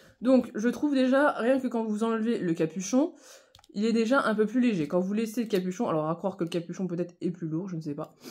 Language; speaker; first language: French; native; French